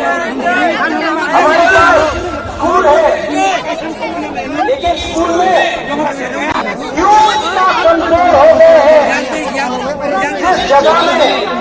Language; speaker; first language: Hindi; non-native, local second language; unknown